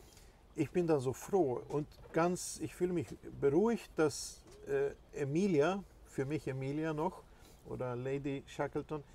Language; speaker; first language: German; non-native, fluent; Swedish